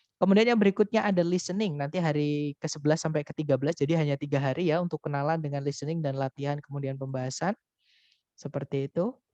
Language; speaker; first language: Indonesian; non-native, local second language; Javanese